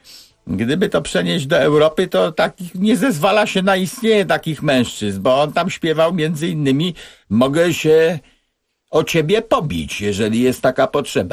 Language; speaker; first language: Polish; native; Polish